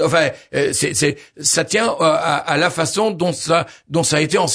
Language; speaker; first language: French; native; French